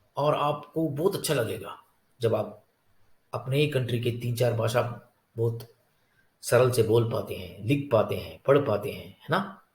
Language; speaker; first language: Hindi; non-native, local second language; Tamil